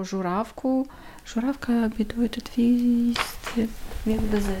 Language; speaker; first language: German; non-native, learner; Ukrainian